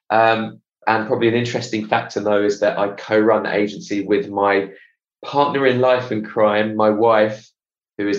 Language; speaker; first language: English; native; English